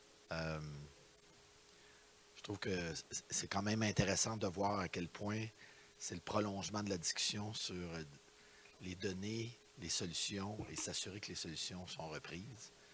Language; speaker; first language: French; native; French